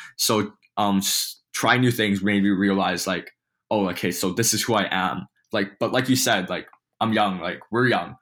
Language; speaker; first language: English; early bilingual, other home language; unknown